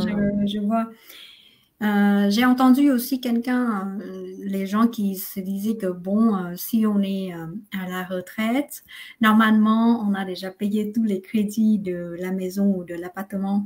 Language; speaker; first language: French; non-native, fluent; Vietnamese